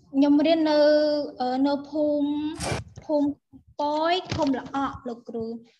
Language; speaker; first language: Khmer; non-native, local second language; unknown